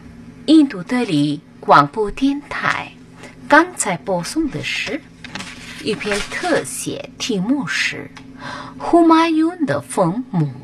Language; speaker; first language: Chinese; non-native, learner; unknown